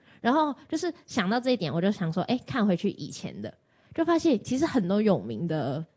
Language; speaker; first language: Chinese; non-native, local second language; Cantonese